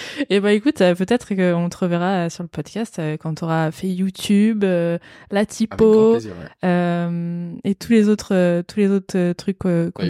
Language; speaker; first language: French; native; French